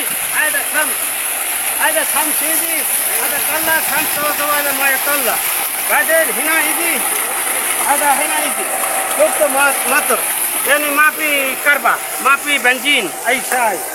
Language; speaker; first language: Arabic; non-native, learner; Bangla